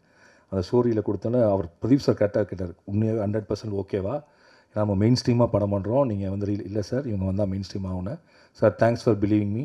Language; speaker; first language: Tamil; native; Tamil